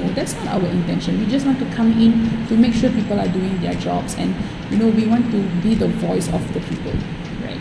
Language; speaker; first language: English; native; English